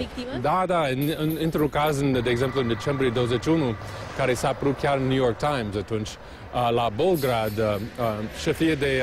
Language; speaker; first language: Romanian; non-native, learner; English